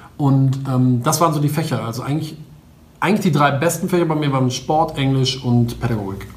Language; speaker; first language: German; native; German